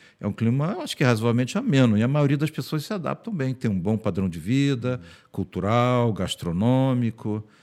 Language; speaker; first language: Portuguese; early bilingual, heritage; Portuguese